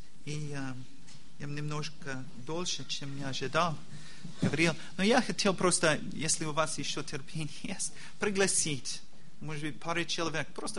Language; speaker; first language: Russian; non-native, learner; English